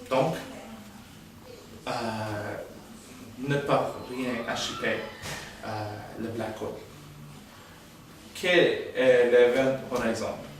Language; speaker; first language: French; non-native, learner; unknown